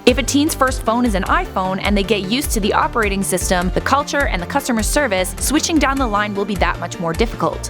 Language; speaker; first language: English; native; English